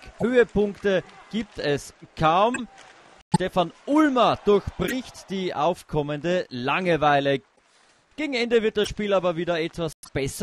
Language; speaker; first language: German; native; German